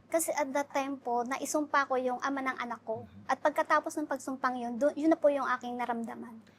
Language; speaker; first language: Filipino; native; Filipino